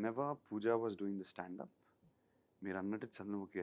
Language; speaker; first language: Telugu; native; Telugu